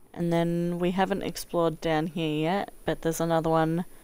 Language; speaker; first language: English; native; English